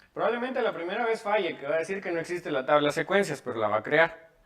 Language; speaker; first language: Spanish; native; Spanish